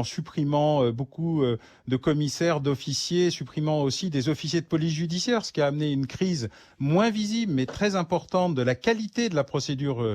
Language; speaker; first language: French; native; French